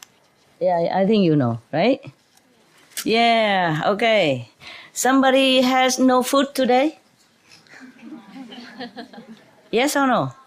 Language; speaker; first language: English; non-native, fluent; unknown